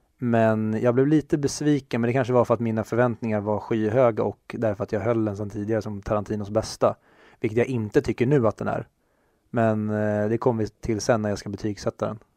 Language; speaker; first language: Swedish; native; Swedish